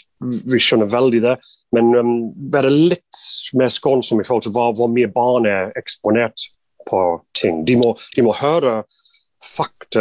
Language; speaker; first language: Norwegian; non-native, fluent; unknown